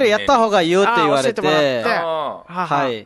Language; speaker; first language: Japanese; non-native, fluent; Nepali